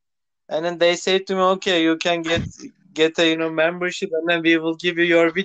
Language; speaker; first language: English; non-native, local second language; Turkish